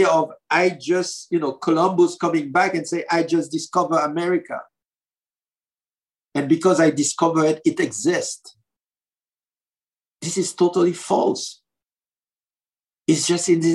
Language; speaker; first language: English; non-native, fluent; French